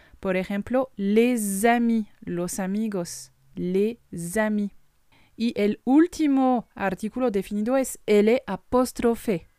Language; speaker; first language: Spanish; non-native, fluent; French